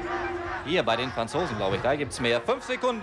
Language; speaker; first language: German; native; German